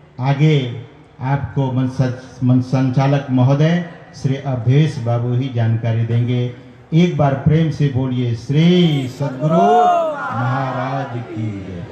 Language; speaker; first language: Hindi; native; Hindi